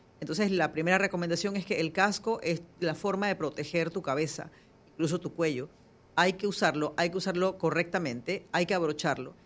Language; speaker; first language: Spanish; native; Spanish